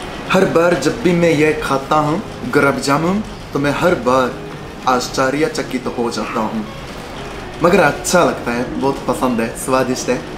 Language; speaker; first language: Hindi; non-native, fluent; Japanese